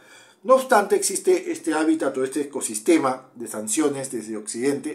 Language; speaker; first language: Spanish; native; Spanish